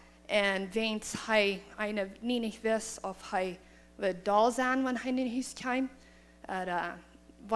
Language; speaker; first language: German; non-native, learner; Plautdietsch